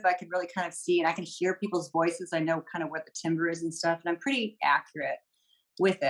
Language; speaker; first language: English; native; English